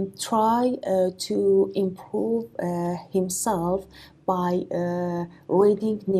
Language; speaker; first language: English; non-native, learner; Persian